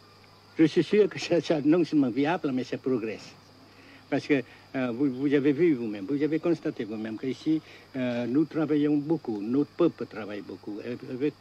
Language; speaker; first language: French; non-native, fluent; Vietnamese